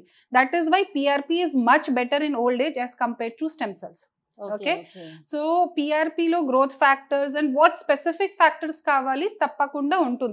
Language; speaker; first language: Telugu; non-native, local second language; Hindi